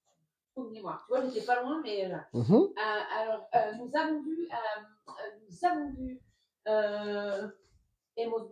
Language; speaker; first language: French; native; French